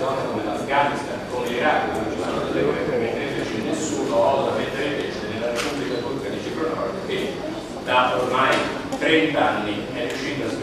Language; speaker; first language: Italian; native; Italian